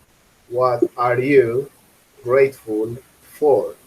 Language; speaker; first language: English; non-native, fluent; Spanish